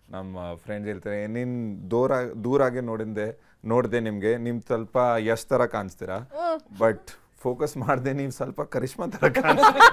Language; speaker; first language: Kannada; non-native, learner; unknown